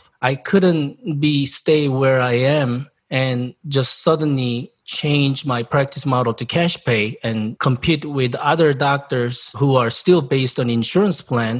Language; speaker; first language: English; non-native, fluent; Korean